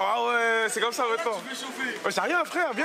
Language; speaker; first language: French; native; French